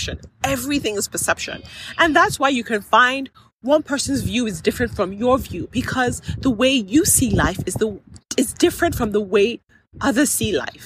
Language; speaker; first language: English; non-native, local second language; Yoruba